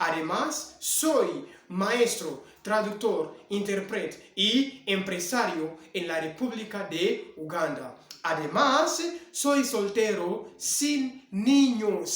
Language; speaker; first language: Spanish; non-native, fluent; French